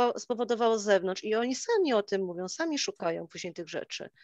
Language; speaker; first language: Polish; native; Polish